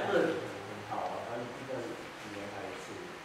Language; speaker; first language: Chinese; native; Chinese